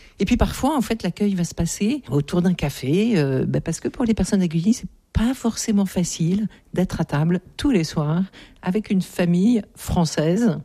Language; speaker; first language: French; native; French